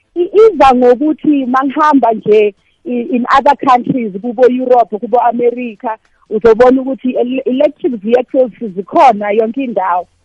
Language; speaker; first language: South Ndebele; non-native, local second language; Venda